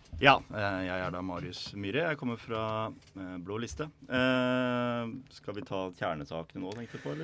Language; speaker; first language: Norwegian; native; Norwegian